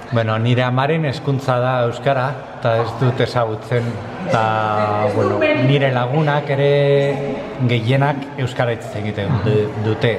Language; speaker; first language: Basque; non-native, local second language; Spanish